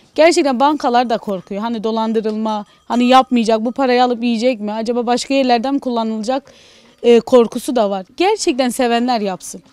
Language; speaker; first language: Turkish; native; Turkish